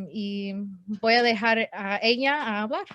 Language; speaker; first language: Spanish; non-native, learner; English